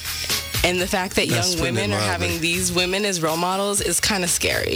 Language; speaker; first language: English; native; English